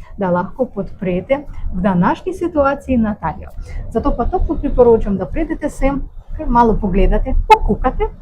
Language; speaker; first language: Slovenian; non-native, learner; Russian